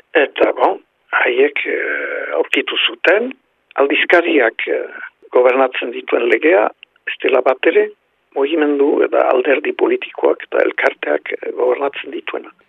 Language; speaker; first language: Basque; native; Basque